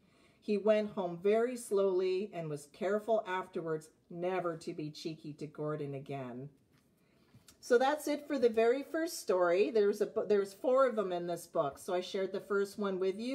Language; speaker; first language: English; native; English